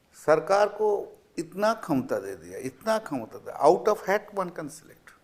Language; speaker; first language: Hindi; non-native, local second language; Bangla